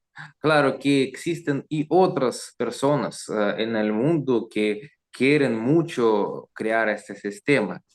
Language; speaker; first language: Spanish; non-native, learner; Russian